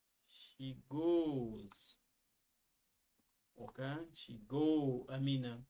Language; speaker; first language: English; non-native, fluent; Lingala